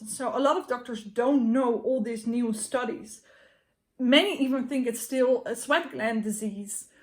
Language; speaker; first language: English; non-native, fluent; Dutch